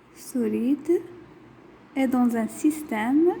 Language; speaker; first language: French; non-native, local second language; Arabic